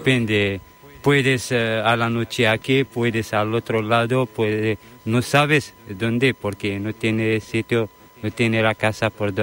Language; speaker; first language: Spanish; non-native, learner; Arabic